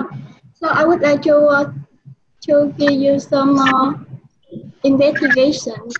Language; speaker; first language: English; non-native, learner; Vietnamese